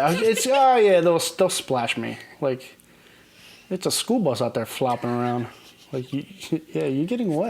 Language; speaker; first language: English; native; English